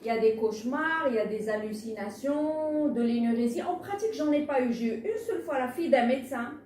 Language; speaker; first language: French; non-native, local second language; Arabic